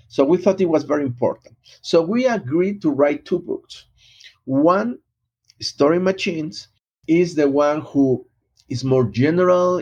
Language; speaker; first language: English; non-native, fluent; Spanish